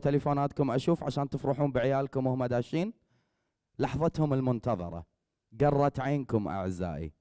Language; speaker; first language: Arabic; native; Arabic